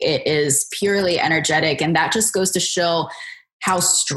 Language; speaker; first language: English; native; English